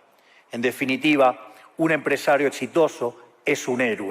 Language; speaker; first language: Spanish; native; Spanish